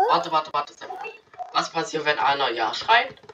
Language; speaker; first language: German; native; German